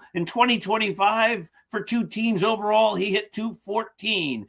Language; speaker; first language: English; native; English